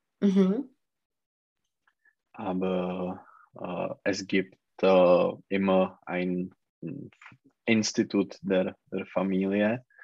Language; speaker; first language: German; non-native, learner; Czech